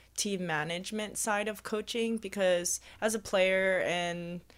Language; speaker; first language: English; early bilingual, other home language; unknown